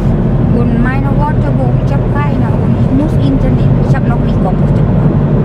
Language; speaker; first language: German; non-native, learner; Thai